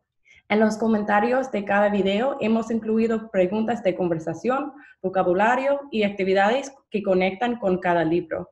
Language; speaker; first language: Spanish; non-native, fluent; English